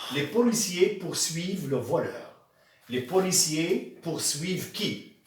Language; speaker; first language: French; non-native, local second language; Arabic